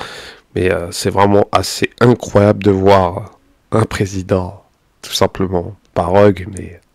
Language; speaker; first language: French; native; French